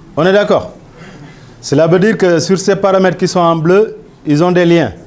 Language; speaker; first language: French; non-native, local second language; Wolof